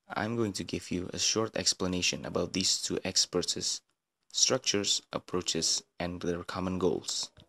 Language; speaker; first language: English; non-native, fluent; Indonesian